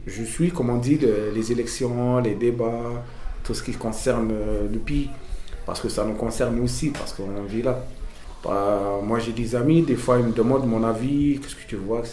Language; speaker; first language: French; non-native, fluent; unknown